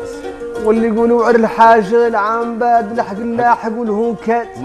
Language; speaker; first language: Arabic; native; Arabic